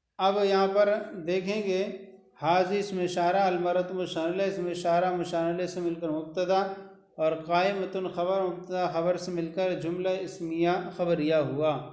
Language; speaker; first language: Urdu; native; Urdu